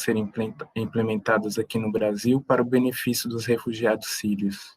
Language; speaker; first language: Portuguese; native; Portuguese